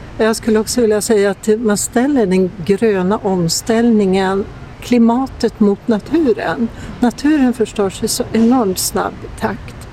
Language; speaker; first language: Swedish; native; Swedish